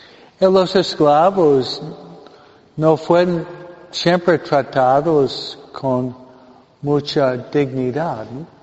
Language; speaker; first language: Spanish; non-native, fluent; English